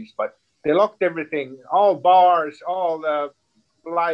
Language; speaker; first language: English; non-native, fluent; Swedish